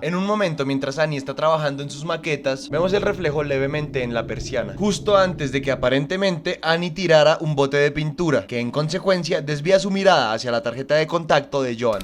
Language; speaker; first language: Spanish; native; Spanish